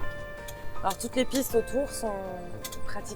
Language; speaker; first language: French; native; French